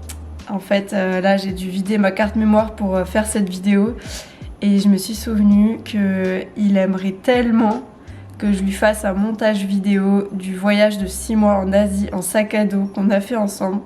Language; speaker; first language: French; native; French